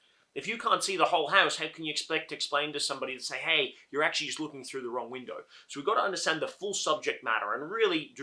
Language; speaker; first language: English; native; English